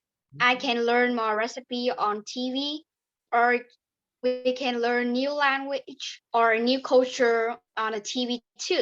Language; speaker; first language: English; non-native, learner; Vietnamese